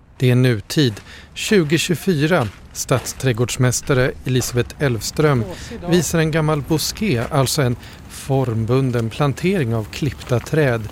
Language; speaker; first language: Swedish; native; Swedish